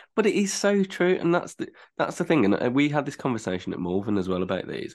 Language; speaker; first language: English; native; English